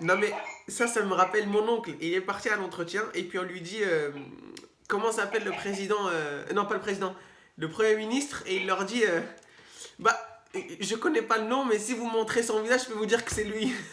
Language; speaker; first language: French; native; French